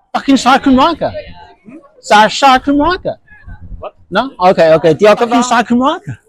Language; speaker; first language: Welsh; non-native, learner; Chinese